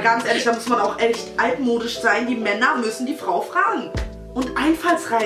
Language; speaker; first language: German; native; German